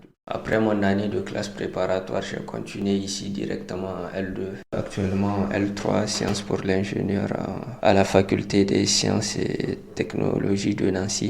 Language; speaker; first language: French; non-native, local second language; Hausa